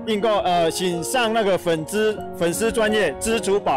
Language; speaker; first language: Chinese; native; Chinese